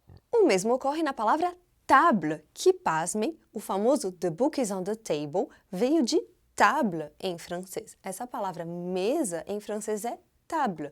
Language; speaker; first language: Portuguese; non-native, fluent; French